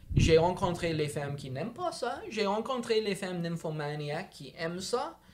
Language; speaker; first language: French; non-native, local second language; English